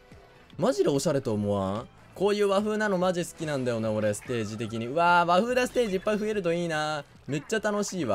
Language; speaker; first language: Japanese; native; Japanese